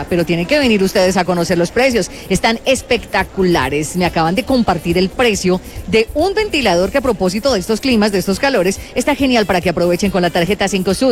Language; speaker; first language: Spanish; native; Spanish